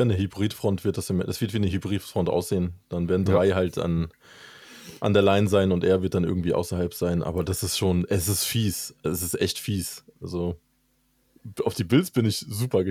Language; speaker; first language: German; native; German